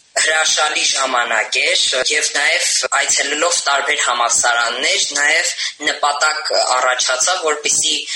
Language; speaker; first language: Armenian; early bilingual, heritage; Armenian